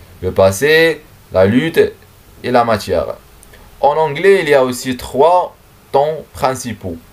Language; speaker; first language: French; non-native, learner; Arabic